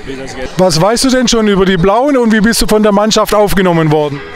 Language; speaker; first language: German; native; German